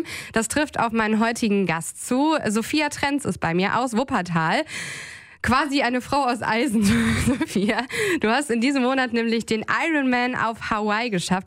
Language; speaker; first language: German; native; German